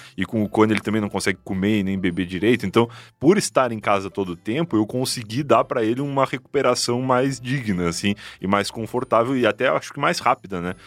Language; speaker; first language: Portuguese; native; Portuguese